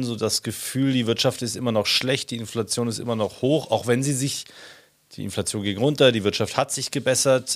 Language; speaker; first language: German; native; German